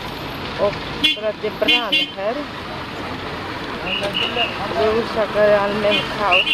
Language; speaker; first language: Swedish; non-native, fluent; Spanish